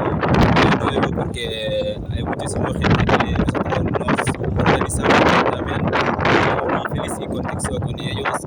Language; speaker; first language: Spanish; non-native, learner; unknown